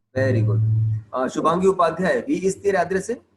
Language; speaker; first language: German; non-native, learner; Hindi